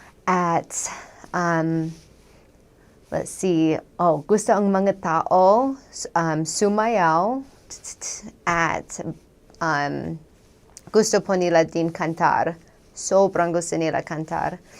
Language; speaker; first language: Filipino; non-native, learner; English